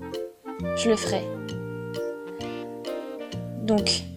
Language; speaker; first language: French; non-native, fluent; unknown